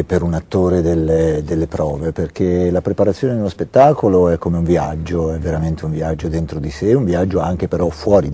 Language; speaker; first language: Italian; native; Italian